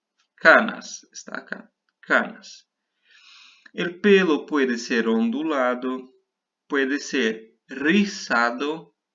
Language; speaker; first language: Spanish; non-native, fluent; Portuguese